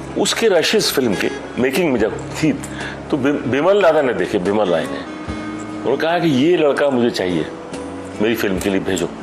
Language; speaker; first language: Hindi; native; Hindi